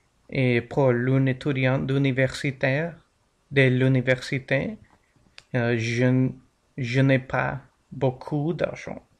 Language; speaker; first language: French; non-native, learner; English